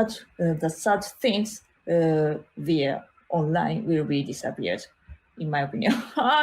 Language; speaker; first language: English; non-native, learner; Japanese